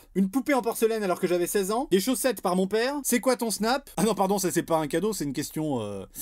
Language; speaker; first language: French; native; French